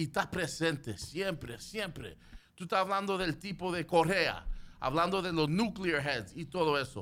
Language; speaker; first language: Spanish; early bilingual, heritage; Spanish